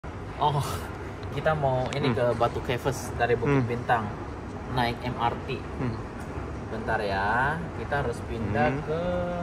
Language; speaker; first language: Indonesian; native; Indonesian